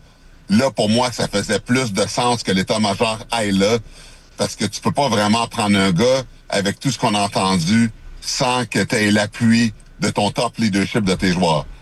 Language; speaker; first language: French; native; French